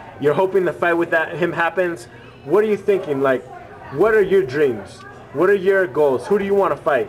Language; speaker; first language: English; native; English